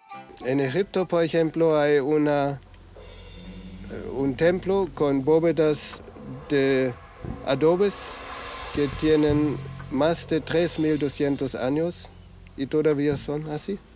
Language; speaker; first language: Spanish; non-native, fluent; German